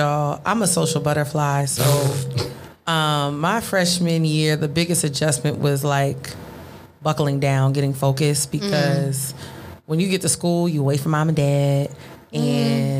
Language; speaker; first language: English; native; English